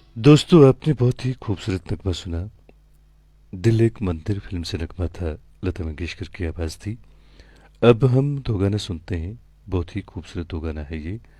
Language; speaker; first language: Hindi; non-native, local second language; Kashmiri